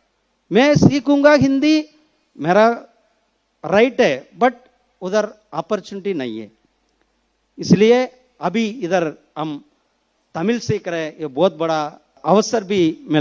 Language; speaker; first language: Hindi; non-native, local second language; Tamil